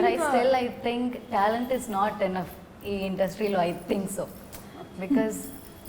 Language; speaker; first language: Telugu; non-native, learner; Malayalam